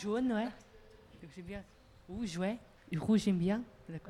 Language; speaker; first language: French; non-native, learner; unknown